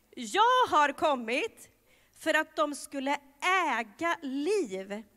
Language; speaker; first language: Swedish; native; Swedish